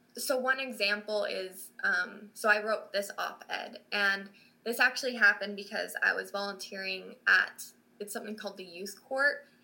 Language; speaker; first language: English; native; English